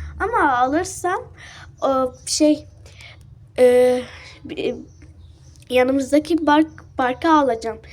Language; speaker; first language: Turkish; early bilingual, other home language; Arabic